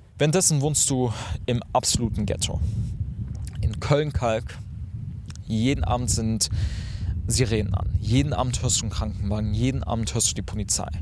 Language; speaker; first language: German; early bilingual, other home language; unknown